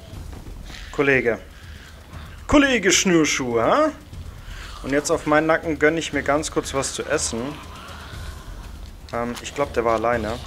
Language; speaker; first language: German; native; German